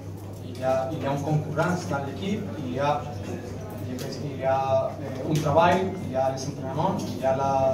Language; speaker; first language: French; non-native, learner; Spanish